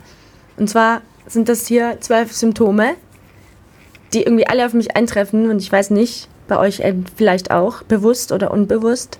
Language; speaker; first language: German; native; German